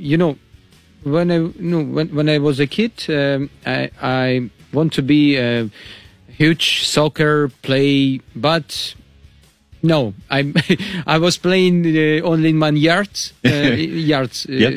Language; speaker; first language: English; non-native, learner; Russian